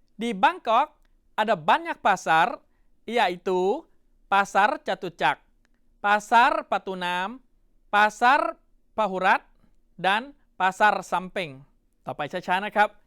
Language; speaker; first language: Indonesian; non-native, fluent; Thai